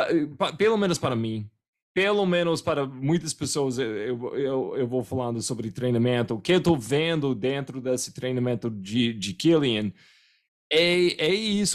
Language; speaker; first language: Portuguese; non-native, fluent; English